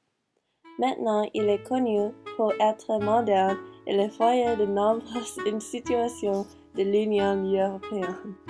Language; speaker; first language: French; non-native, learner; English